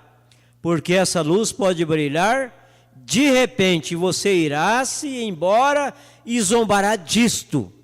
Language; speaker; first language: Portuguese; native; Portuguese